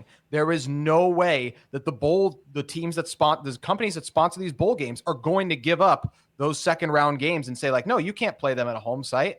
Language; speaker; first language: English; native; English